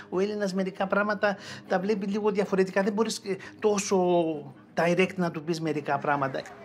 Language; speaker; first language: Greek; early bilingual, heritage; Greek